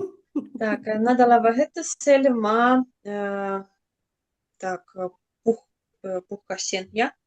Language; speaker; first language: Estonian; non-native, learner; Russian